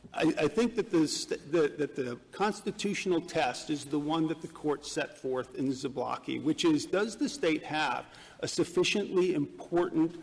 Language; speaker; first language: English; native; English